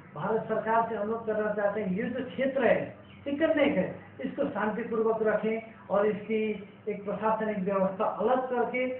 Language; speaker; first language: Hindi; non-native, local second language; Nepali